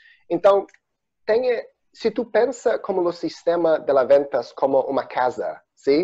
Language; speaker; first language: Spanish; non-native, learner; Portuguese